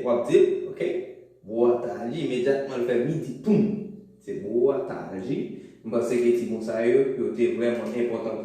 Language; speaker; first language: French; non-native, local second language; Haitian Creole